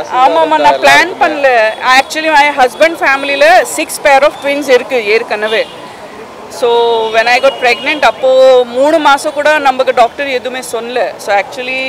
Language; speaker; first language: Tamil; non-native, fluent; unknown